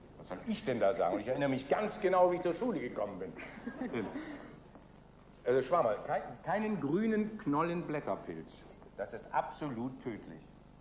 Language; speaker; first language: German; native; German